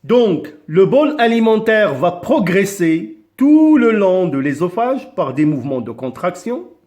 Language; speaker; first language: French; non-native, local second language; Arabic